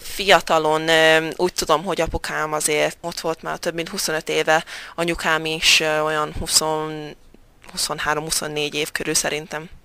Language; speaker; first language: Hungarian; early bilingual, heritage; Hungarian